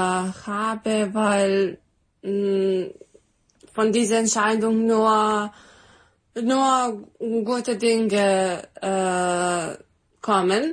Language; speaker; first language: German; non-native, learner; Serbian